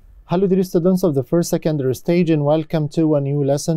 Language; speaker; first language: English; non-native, fluent; Arabic